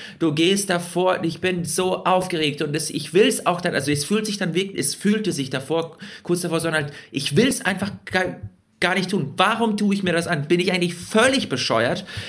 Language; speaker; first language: German; early bilingual, other home language; Russian